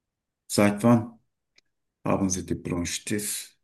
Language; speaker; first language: German; non-native, learner; Turkish